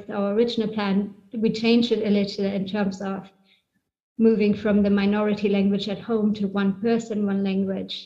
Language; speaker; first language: English; non-native, fluent; German